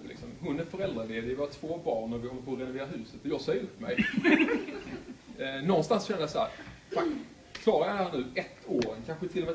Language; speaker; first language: Swedish; native; Swedish